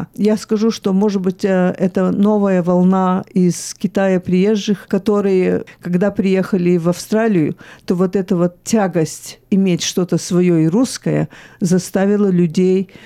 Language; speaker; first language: Russian; early bilingual, heritage; Russian